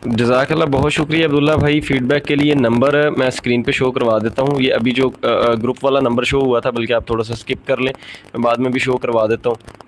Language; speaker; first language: Urdu; native; Urdu